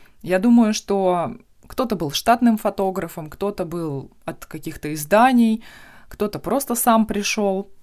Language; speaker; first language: Russian; native; Russian